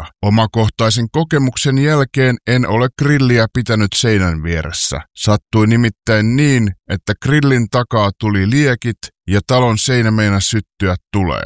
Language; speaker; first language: Finnish; native; Finnish